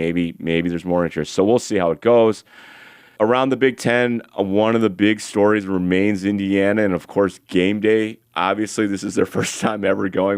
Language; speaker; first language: English; native; English